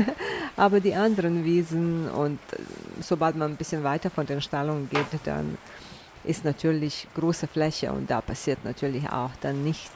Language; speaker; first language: German; non-native, fluent; Bosnian